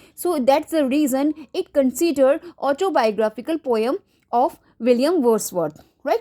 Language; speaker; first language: English; non-native, local second language; Hindi